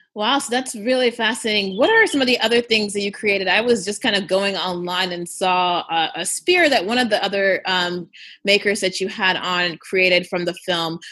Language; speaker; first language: English; early bilingual, other home language; Yoruba